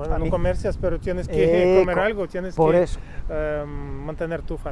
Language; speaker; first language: Spanish; non-native, fluent; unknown